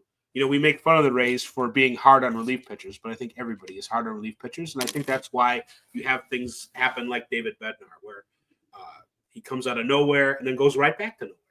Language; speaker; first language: English; native; English